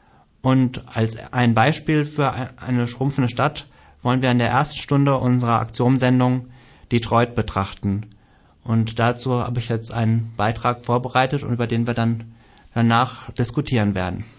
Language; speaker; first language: German; native; German